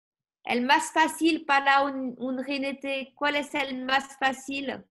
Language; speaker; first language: Spanish; non-native, learner; French